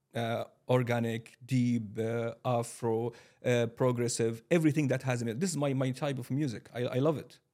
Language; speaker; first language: English; non-native, fluent; Arabic